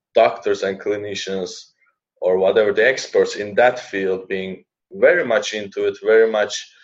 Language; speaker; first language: English; non-native, fluent; Turkish